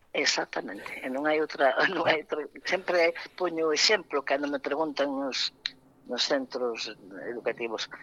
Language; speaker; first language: Galician; non-native, local second language; Spanish